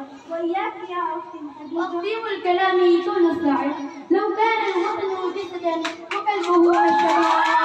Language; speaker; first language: Arabic; non-native, learner; Maranao